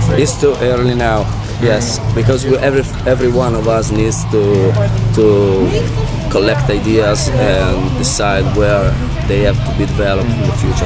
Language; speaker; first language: English; non-native, fluent; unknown